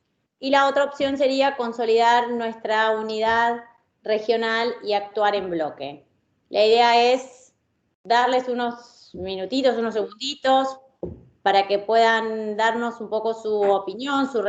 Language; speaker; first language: Spanish; native; Spanish